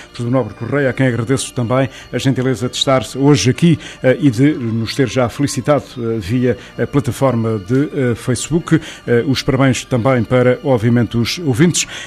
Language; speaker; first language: Portuguese; native; Portuguese